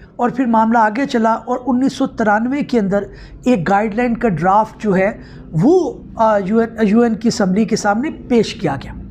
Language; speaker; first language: Urdu; non-native, local second language; Punjabi